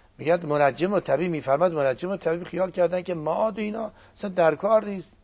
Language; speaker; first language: Persian; non-native, local second language; Azerbaijani